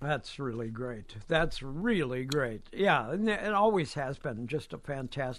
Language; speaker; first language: English; native; English